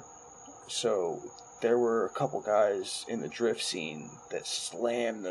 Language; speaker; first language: English; native; English